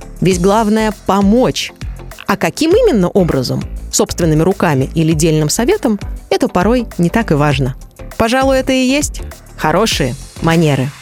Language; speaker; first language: Russian; native; Russian